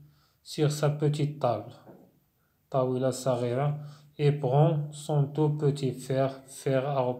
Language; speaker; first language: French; non-native, local second language; Arabic